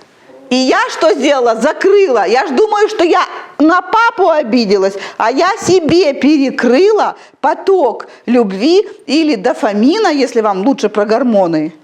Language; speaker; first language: Russian; native; Russian